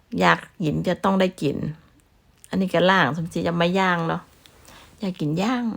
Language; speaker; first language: Thai; non-native, local second language; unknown